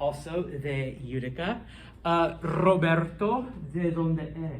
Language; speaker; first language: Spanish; non-native, fluent; English